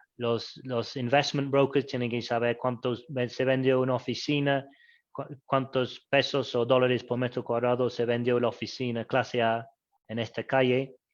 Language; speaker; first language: Spanish; non-native, fluent; English